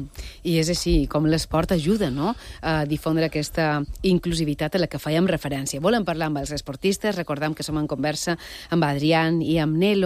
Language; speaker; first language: Catalan; native; Catalan